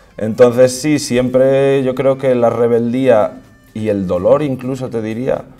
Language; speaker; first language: Spanish; native; Spanish